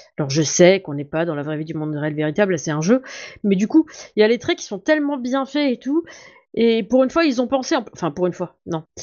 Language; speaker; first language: French; native; French